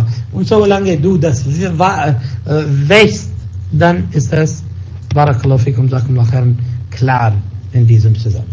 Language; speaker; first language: German; non-native, fluent; Arabic